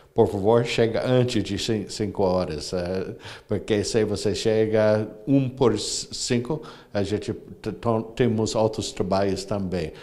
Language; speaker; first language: Portuguese; non-native, fluent; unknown